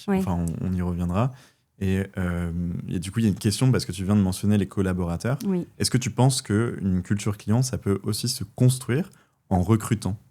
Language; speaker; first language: French; native; French